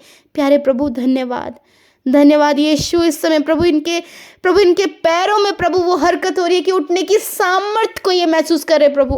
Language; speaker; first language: Hindi; native; Hindi